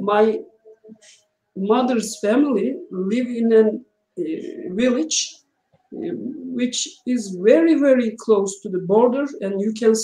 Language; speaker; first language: English; non-native, learner; Turkish